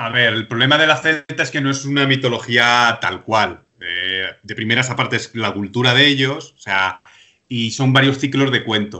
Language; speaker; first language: Spanish; native; Spanish